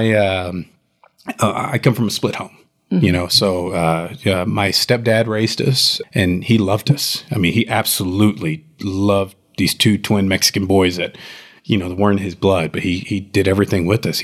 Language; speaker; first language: English; native; English